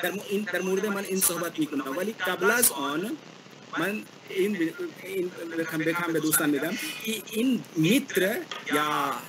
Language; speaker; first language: Persian; non-native, learner; Hindi